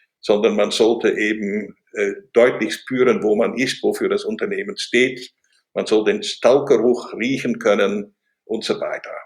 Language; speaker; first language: German; non-native, fluent; Dutch